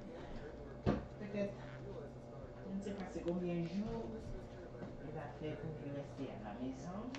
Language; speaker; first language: French; non-native, learner; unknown